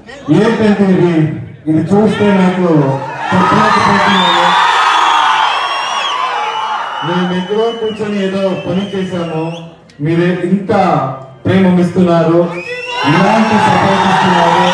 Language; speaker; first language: Telugu; non-native, learner; Kannada